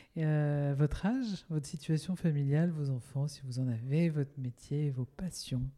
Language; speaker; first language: French; native; French